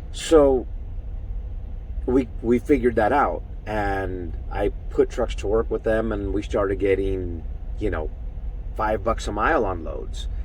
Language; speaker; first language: English; native; English